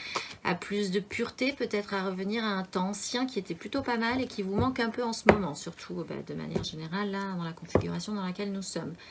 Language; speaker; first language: French; native; French